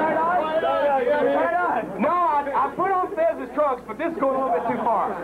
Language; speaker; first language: English; native; English